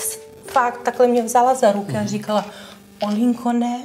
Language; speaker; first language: Czech; non-native, fluent; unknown